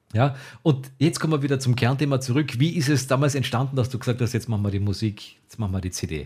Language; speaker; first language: German; native; German